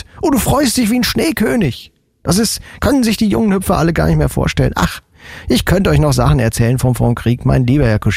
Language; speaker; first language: German; native; German